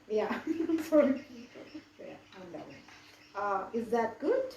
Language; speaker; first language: English; non-native, learner; Indonesian